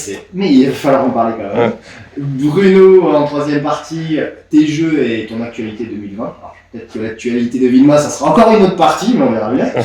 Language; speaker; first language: French; native; French